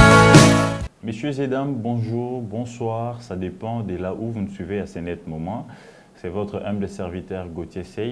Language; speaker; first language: French; non-native, local second language; Lingala